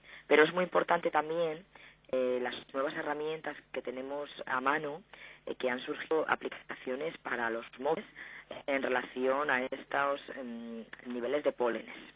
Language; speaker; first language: Spanish; native; Spanish